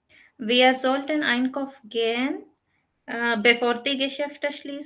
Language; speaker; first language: German; non-native, learner; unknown